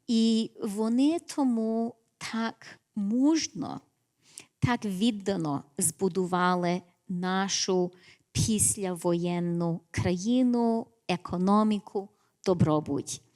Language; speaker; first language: Ukrainian; early bilingual, heritage; English